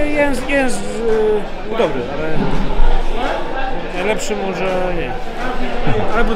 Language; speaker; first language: Polish; early bilingual, other home language; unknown